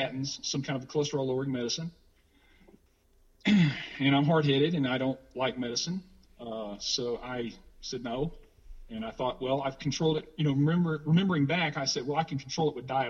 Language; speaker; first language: English; native; English